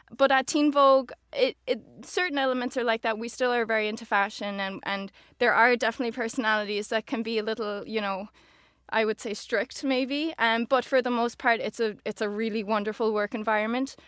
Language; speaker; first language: English; native; English